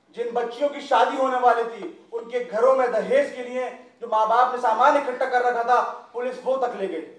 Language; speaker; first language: Hindi; native; Hindi